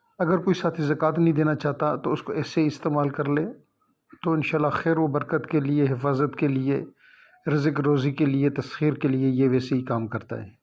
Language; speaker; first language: Urdu; non-native, local second language; Sindhi